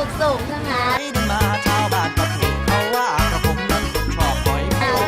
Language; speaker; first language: Thai; native; Thai